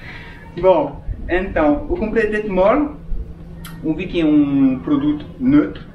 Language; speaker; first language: Portuguese; non-native, fluent; French